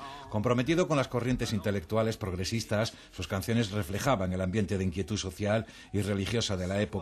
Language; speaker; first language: Spanish; native; Spanish